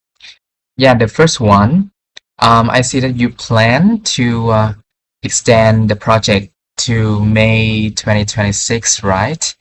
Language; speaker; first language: English; non-native, fluent; Vietnamese